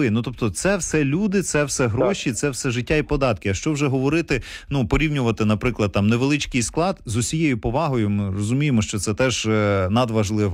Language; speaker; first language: Ukrainian; native; Ukrainian